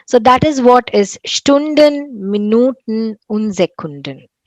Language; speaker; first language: German; non-native, fluent; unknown